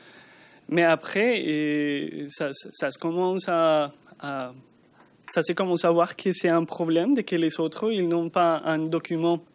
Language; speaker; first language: French; non-native, learner; Spanish